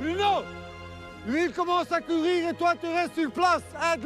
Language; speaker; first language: French; non-native, local second language; Dutch